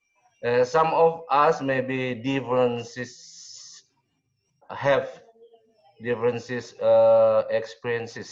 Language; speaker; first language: English; non-native, learner; Indonesian